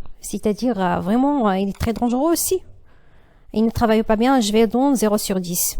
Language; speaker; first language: French; non-native, learner; Arabic